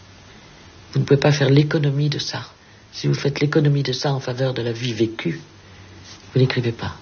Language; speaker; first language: French; early bilingual, heritage; French